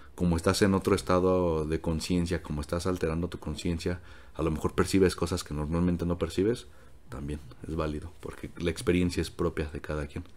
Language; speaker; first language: Spanish; native; Spanish